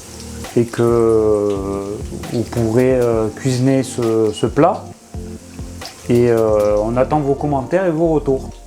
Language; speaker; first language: French; native; French